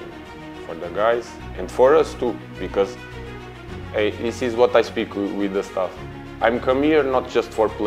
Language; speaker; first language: English; non-native, learner; Portuguese